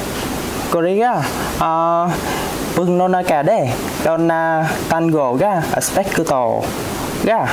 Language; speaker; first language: Japanese; non-native, learner; Vietnamese